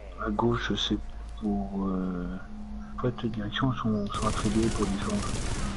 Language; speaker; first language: French; native; French